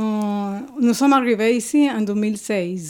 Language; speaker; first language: French; non-native, fluent; Spanish